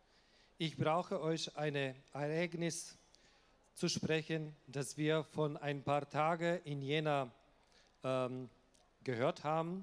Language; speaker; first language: German; non-native, local second language; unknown